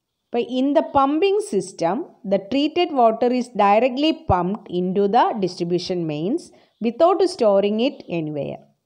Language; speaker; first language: English; non-native, local second language; Malayalam